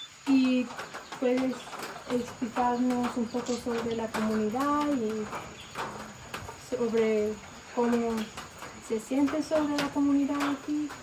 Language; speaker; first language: Spanish; non-native, learner; English